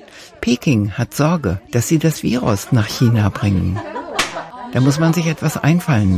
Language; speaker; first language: German; native; German